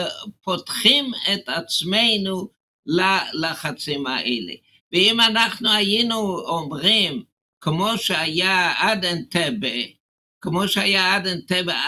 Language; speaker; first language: Hebrew; non-native, fluent; English